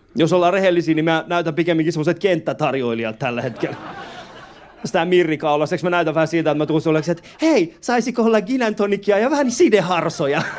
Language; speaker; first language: Finnish; early bilingual, other home language; Persian